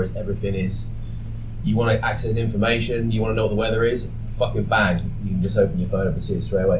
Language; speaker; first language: English; native; English